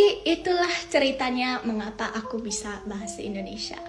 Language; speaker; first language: Indonesian; non-native, fluent; English